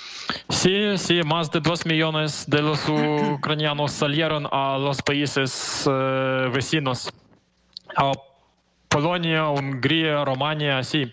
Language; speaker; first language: Spanish; non-native, fluent; Ukrainian